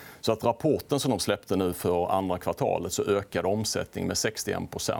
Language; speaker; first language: Swedish; native; Swedish